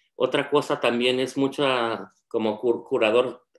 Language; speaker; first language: Spanish; early bilingual, heritage; Spanish